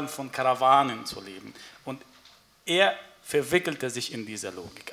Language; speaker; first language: German; non-native, fluent; Arabic